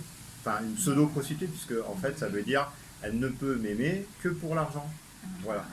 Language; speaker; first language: French; native; French